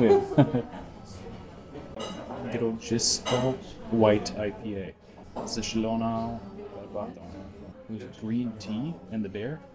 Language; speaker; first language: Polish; non-native, learner; Norwegian